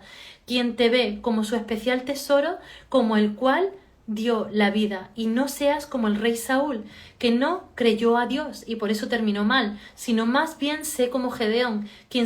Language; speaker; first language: Spanish; native; Spanish